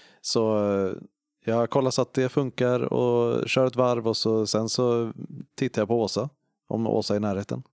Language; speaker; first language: Swedish; native; Swedish